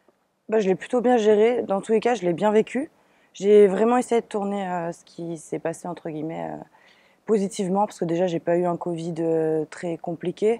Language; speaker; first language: French; native; French